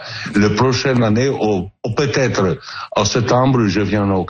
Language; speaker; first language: French; non-native, learner; Italian